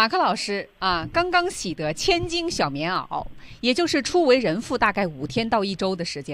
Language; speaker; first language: Chinese; native; Chinese